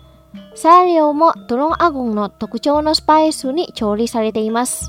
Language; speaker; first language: Japanese; non-native, fluent; Indonesian